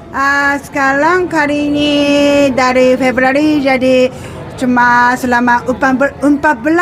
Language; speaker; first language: Indonesian; non-native, learner; Japanese